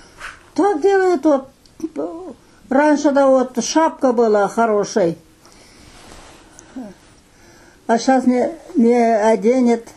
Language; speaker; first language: Russian; non-native, local second language; Kazakh